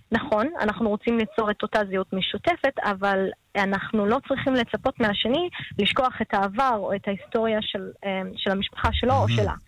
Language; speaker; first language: Hebrew; native; Hebrew